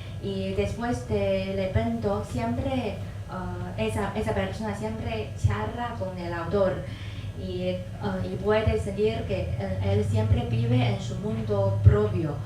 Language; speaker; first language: Spanish; non-native, fluent; Chinese